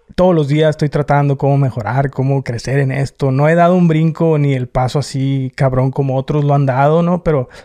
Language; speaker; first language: Spanish; native; Spanish